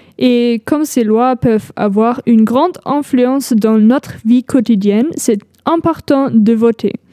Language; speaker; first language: French; non-native, fluent; German